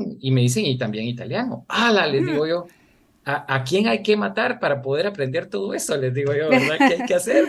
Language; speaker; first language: Spanish; native; Spanish